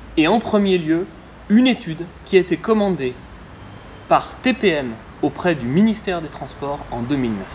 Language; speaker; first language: French; native; French